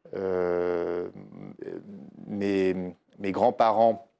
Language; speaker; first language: French; native; French